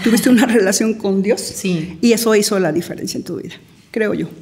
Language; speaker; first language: Spanish; native; Spanish